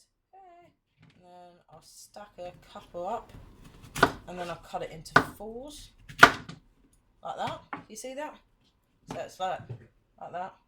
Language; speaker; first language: English; native; English